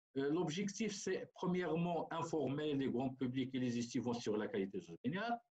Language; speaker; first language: French; non-native, local second language; Arabic